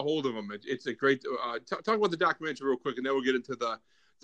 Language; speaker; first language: English; native; English